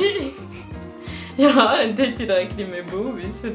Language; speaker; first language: Swedish; non-native, fluent; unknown